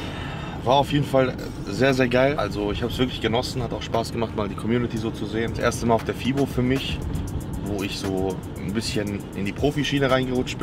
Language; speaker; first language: German; native; German